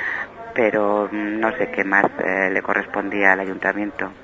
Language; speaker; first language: Spanish; native; Spanish